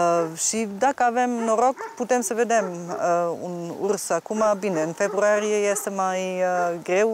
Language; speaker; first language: Romanian; non-native, fluent; German